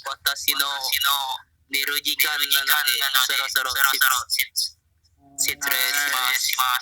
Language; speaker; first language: Japanese; non-native, learner; Indonesian